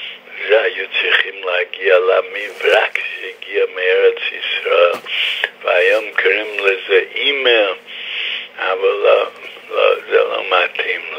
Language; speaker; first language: Hebrew; non-native, fluent; English